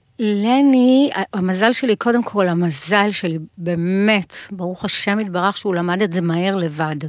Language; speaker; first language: Hebrew; native; Hebrew